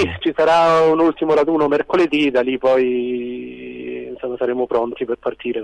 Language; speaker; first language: Italian; native; Italian